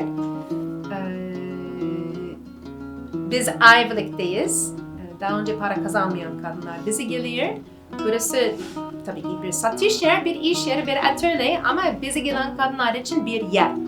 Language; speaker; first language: Turkish; non-native, learner; English